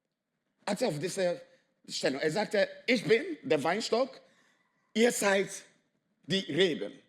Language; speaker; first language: German; non-native, fluent; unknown